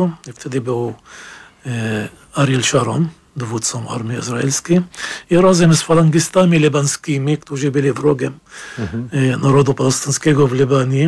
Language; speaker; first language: Polish; non-native, fluent; Arabic